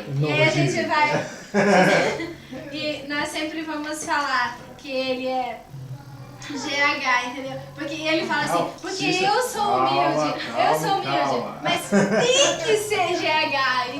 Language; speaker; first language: Portuguese; non-native, local second language; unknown